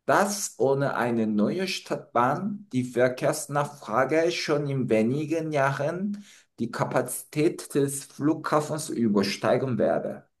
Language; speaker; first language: German; non-native, fluent; Korean